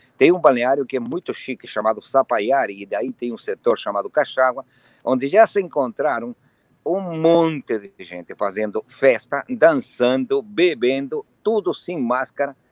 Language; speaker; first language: Portuguese; non-native, fluent; Spanish